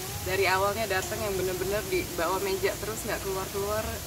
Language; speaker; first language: Indonesian; early bilingual, heritage; Indonesian